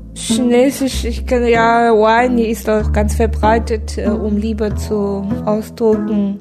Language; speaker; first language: German; non-native, fluent; Chinese